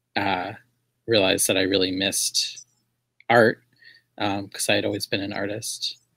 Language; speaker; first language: English; native; English